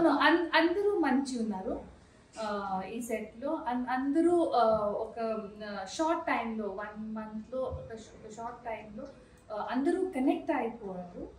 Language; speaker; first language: Telugu; non-native, learner; Kannada